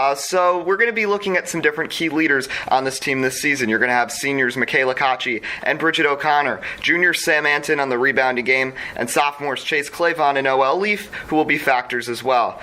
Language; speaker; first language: English; native; English